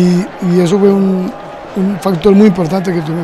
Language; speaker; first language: Spanish; native; Spanish